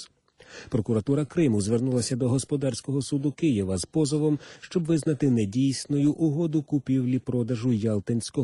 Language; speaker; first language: Ukrainian; native; Ukrainian